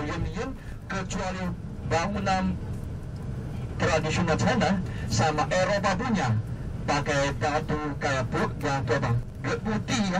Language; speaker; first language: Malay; non-native, fluent; Chinese